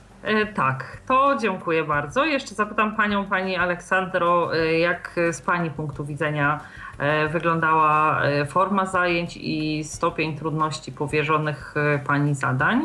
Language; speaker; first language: Polish; native; Polish